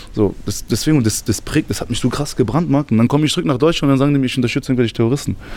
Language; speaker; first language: German; early bilingual, other home language; Arabic